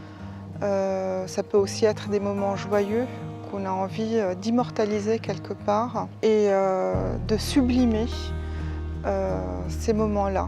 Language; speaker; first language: French; native; French